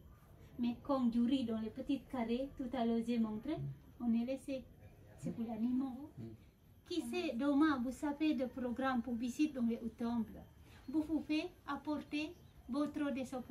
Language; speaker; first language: French; non-native, fluent; Balinese